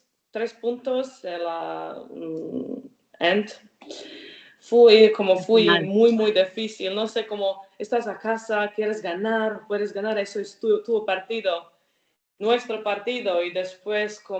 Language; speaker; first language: Spanish; non-native, learner; Croatian